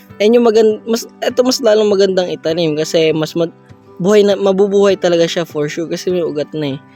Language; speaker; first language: Filipino; non-native, local second language; Cebuano